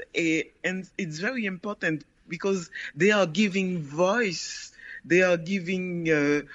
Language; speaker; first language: English; non-native, learner; Haitian Creole